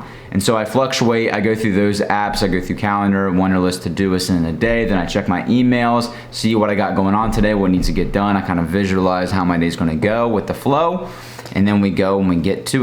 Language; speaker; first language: English; native; English